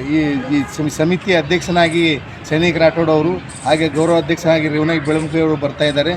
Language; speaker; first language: Kannada; non-native, local second language; Lambadi